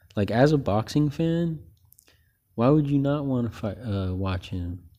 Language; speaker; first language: English; early bilingual, other home language; Filipino